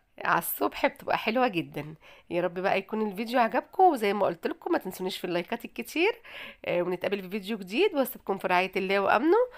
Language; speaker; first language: Arabic; native; Arabic